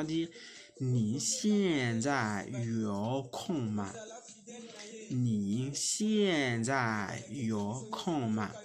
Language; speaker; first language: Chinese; non-native, fluent; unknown